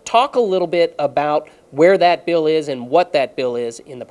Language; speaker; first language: English; native; English